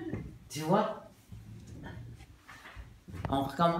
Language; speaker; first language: French; non-native, local second language; Innu-aimun